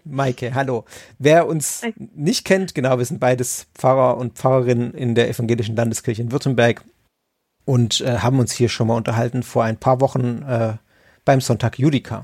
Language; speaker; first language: German; native; German